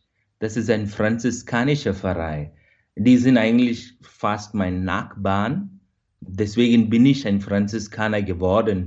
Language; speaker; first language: German; non-native, fluent; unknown